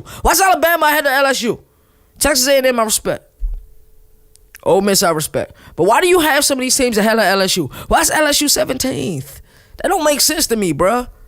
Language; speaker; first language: English; native; English